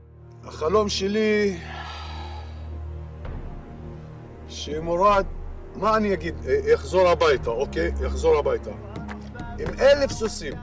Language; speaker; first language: Hebrew; non-native, local second language; Arabic